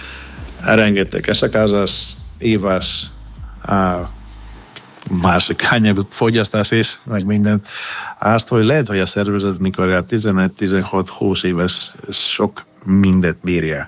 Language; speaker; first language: Hungarian; non-native, fluent; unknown